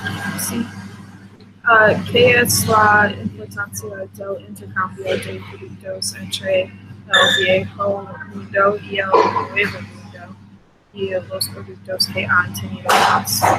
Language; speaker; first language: Spanish; non-native, learner; English